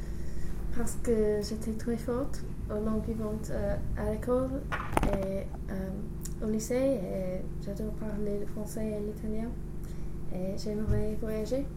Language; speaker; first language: French; non-native, learner; English